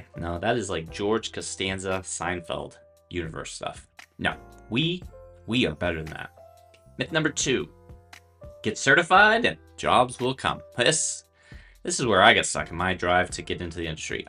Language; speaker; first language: English; native; English